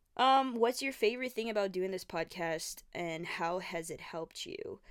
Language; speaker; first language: English; non-native, fluent; Portuguese